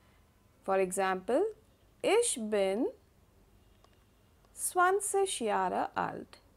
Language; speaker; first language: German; non-native, fluent; Hindi